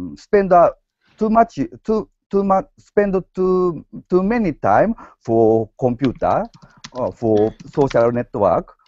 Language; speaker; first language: English; non-native, learner; Japanese